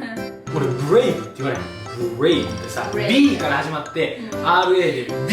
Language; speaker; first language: Japanese; native; Japanese